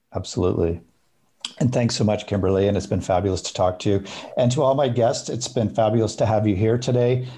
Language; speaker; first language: English; native; English